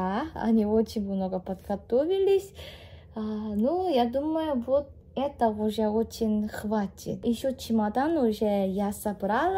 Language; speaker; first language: Russian; non-native, learner; Korean